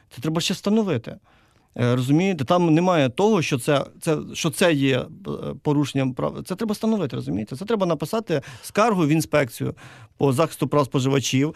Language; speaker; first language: Ukrainian; native; Ukrainian